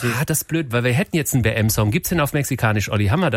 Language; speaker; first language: German; native; German